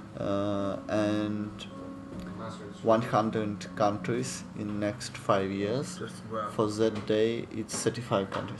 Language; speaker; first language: English; non-native, learner; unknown